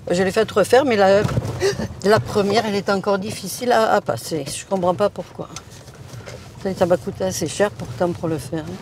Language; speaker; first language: French; native; French